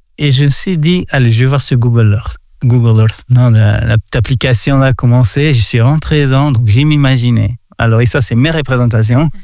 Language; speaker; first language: French; non-native, fluent; Portuguese